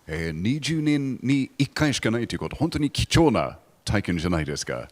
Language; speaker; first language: Japanese; non-native, fluent; English